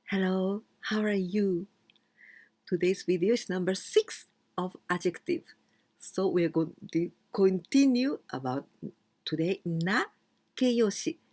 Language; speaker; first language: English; non-native, fluent; Japanese